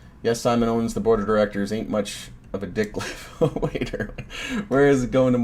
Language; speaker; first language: English; native; English